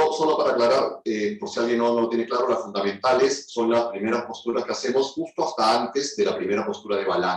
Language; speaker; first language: Spanish; native; Spanish